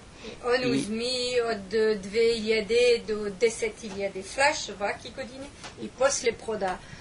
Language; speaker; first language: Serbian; non-native, learner; French